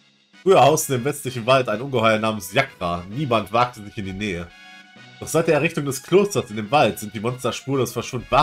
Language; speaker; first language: German; native; German